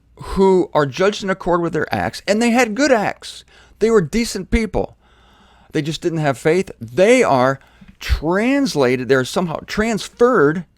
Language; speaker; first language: English; native; English